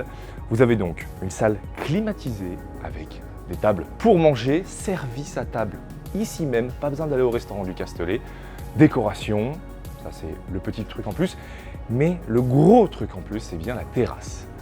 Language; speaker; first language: French; native; French